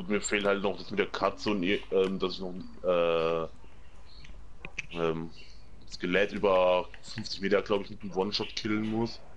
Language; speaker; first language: German; native; German